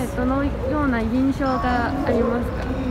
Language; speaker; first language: Japanese; non-native, learner; Chinese